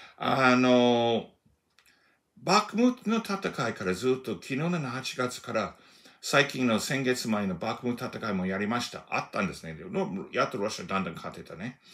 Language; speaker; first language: Japanese; non-native, fluent; English